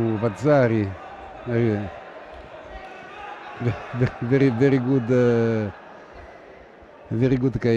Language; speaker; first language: English; non-native, fluent; Italian